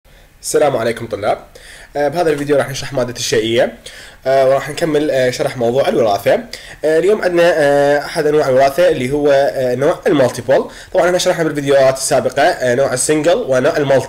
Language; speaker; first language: Arabic; native; Arabic